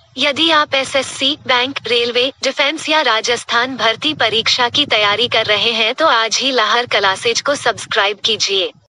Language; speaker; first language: Hindi; native; Hindi